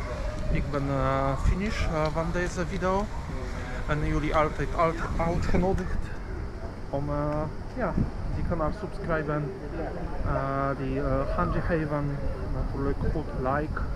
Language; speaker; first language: Dutch; non-native, learner; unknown